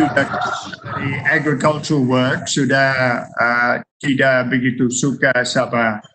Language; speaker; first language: Indonesian; non-native, fluent; English